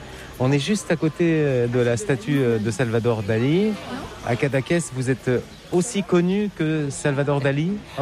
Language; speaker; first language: French; native; French